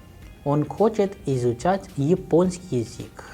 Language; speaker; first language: Russian; non-native, fluent; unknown